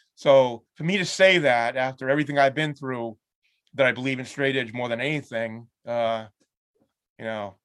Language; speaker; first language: English; native; English